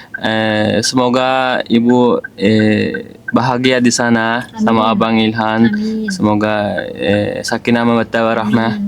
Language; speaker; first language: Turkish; native; Turkish